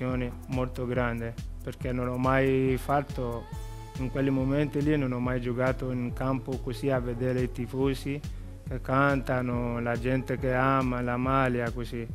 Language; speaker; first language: Italian; non-native, learner; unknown